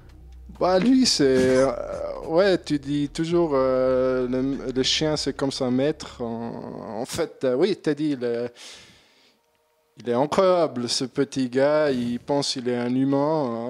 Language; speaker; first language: French; non-native, learner; German